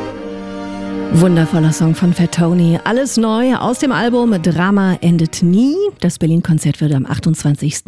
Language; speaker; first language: German; native; German